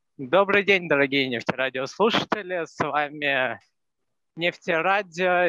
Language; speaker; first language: Russian; non-native, fluent; Hindi